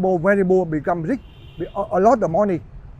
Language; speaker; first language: English; non-native, learner; Vietnamese